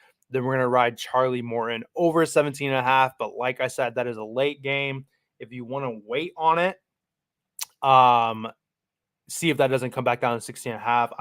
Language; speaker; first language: English; native; English